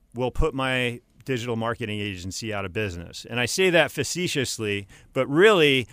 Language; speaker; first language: English; native; English